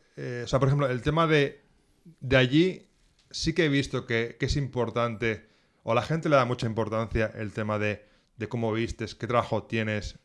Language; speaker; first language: Spanish; native; Spanish